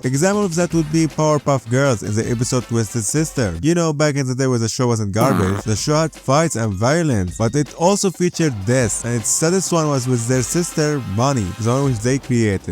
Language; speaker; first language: English; non-native, fluent; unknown